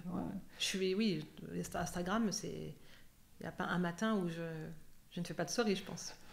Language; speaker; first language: French; native; French